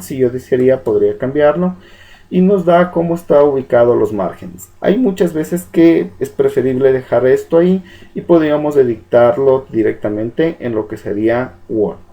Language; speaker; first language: Spanish; native; Spanish